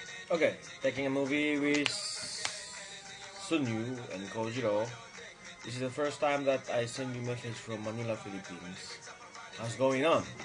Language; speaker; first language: English; non-native, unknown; Chinese